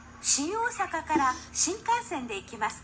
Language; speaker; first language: Japanese; non-native, learner; Filipino